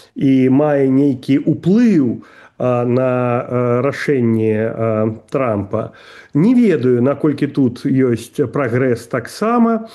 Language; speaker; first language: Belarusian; non-native, local second language; Russian